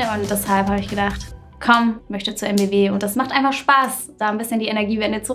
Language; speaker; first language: German; native; German